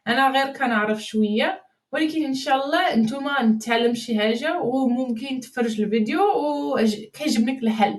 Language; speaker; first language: Arabic; non-native, learner; English